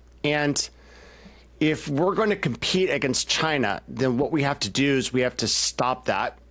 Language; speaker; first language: English; native; English